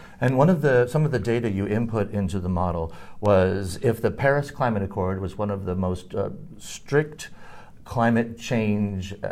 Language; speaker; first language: English; native; English